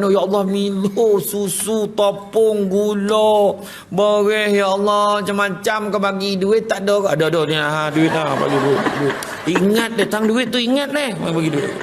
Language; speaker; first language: Malay; native; Malay